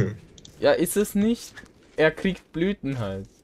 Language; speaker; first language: German; native; German